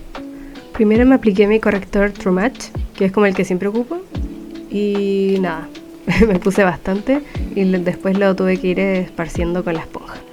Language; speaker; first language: Spanish; native; Spanish